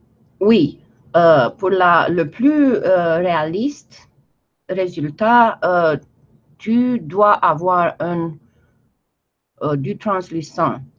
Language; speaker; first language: French; non-native, fluent; Romanian